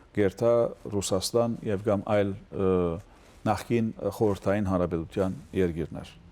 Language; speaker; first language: Armenian; early bilingual, heritage; Armenian